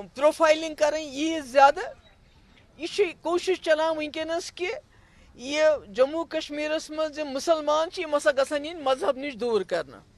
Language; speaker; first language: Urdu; non-native, local second language; Kashmiri